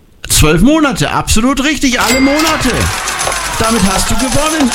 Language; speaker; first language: German; native; German